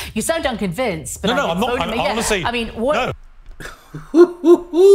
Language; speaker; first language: English; native; English